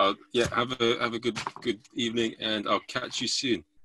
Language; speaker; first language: English; native; English